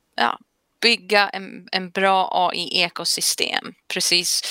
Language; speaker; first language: Swedish; non-native, fluent; English